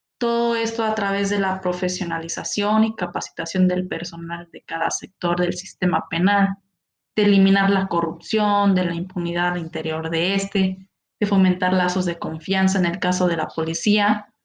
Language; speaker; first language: Spanish; native; Spanish